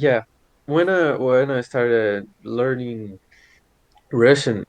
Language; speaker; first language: English; non-native, fluent; Portuguese